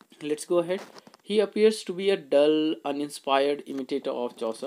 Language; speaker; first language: English; non-native, local second language; Hindi